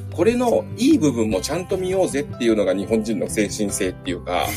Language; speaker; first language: Japanese; native; Japanese